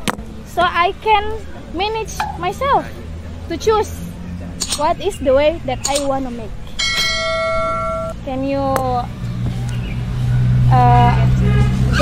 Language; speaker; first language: English; non-native, learner; Indonesian